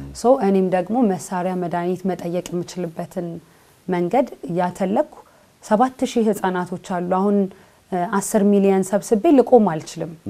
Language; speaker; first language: Amharic; native; Amharic